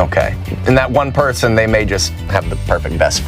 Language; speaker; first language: English; native; English